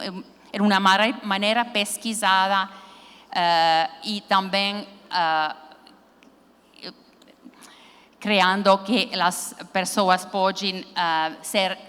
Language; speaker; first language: Portuguese; non-native, learner; Finnish